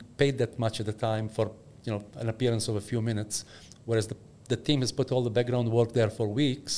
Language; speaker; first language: English; non-native, fluent; Bosnian